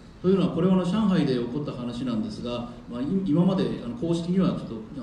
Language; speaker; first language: Japanese; non-native, fluent; Chinese